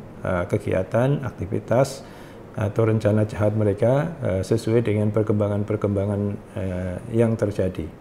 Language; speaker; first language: Indonesian; native; Indonesian